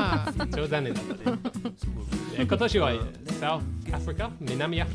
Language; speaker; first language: Japanese; non-native, fluent; English